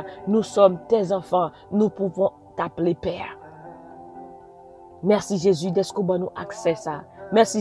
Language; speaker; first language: French; non-native, local second language; Haitian Creole